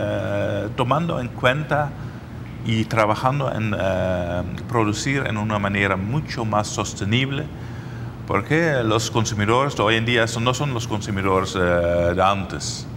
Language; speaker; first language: Spanish; non-native, fluent; Dutch